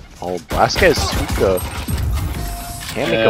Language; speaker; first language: English; native; English